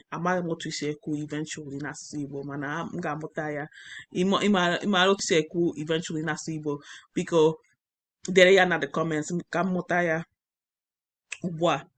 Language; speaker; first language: Igbo; non-native, learner; English